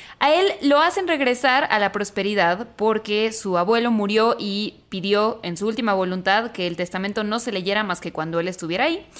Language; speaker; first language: Spanish; native; Spanish